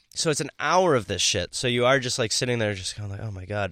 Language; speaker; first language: English; native; English